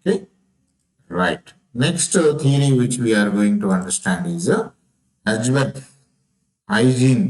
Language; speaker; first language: English; non-native, local second language; Telugu